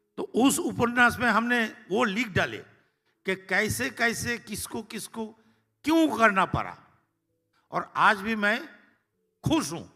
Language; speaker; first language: Hindi; non-native, local second language; Bangla